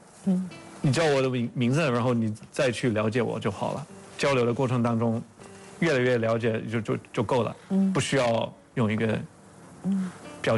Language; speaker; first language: Chinese; non-native, fluent; English